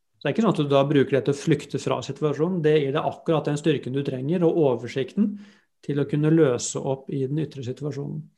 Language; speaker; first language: Norwegian; native; Norwegian